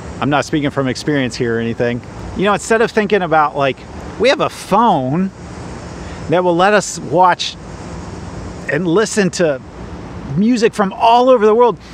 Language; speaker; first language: English; native; English